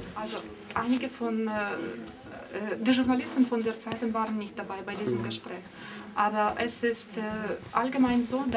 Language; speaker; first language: German; non-native, fluent; Russian